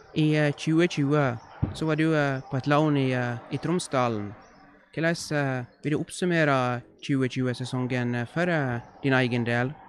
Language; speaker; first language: Norwegian; native; Norwegian